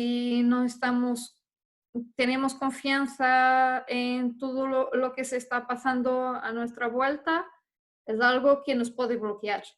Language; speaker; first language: Spanish; non-native, fluent; Portuguese